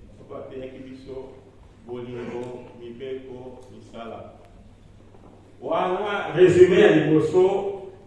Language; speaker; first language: Lingala; non-native, local second language; Kongo